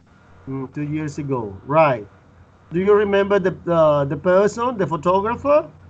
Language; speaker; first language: English; non-native, fluent; Spanish